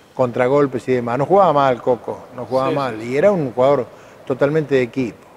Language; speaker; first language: Spanish; native; Spanish